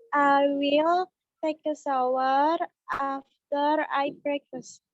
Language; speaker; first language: English; non-native, learner; Indonesian